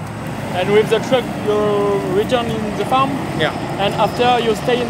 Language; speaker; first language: English; non-native, learner; French